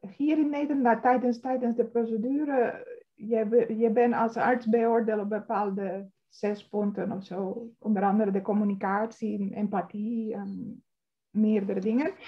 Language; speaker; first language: Dutch; non-native, fluent; Spanish